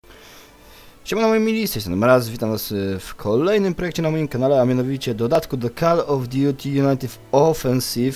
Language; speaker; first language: Polish; native; Polish